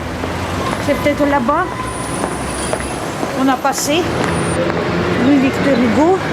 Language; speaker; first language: French; early bilingual, heritage; Russian